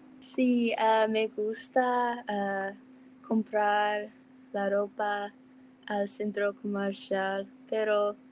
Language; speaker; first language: Spanish; non-native, learner; English